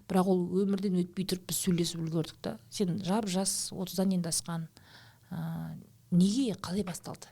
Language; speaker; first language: Kazakh; native; Kazakh